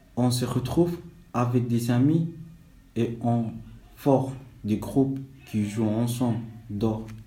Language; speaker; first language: French; non-native, fluent; Somali